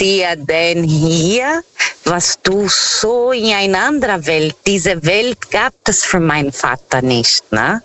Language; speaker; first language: German; non-native, fluent; Portuguese